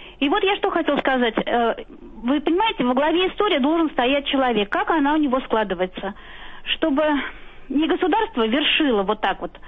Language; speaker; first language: Russian; native; Russian